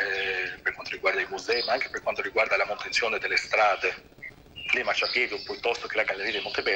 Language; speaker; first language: Italian; native; Italian